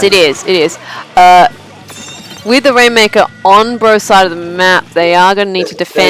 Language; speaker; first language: English; native; English